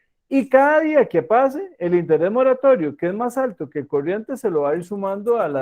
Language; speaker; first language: Spanish; native; Spanish